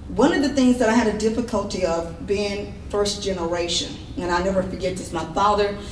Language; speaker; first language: English; native; English